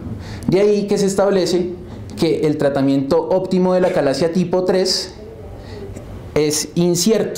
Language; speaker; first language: Spanish; native; Spanish